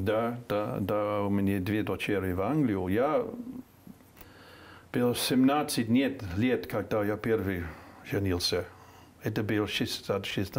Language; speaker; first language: Russian; non-native, fluent; English